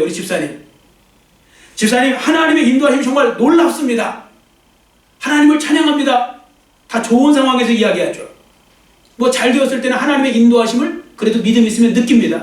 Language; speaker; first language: Korean; native; Korean